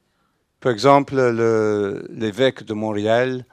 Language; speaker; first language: French; non-native, fluent; English